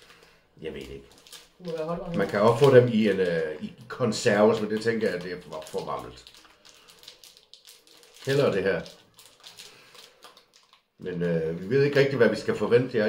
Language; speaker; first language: Danish; native; Danish